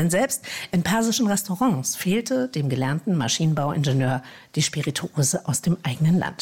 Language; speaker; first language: German; native; German